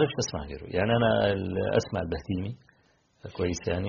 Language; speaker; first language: Arabic; native; Arabic